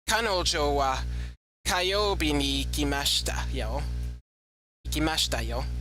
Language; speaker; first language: Japanese; non-native, learner; English